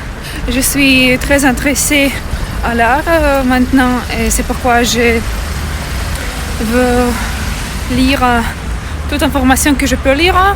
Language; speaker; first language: French; non-native, learner; Russian